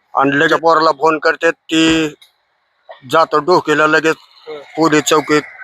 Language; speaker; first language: Marathi; native; Marathi